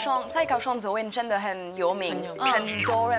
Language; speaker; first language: Chinese; non-native, fluent; French